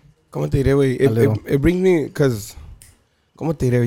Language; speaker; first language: Spanish; early bilingual, heritage; Spanish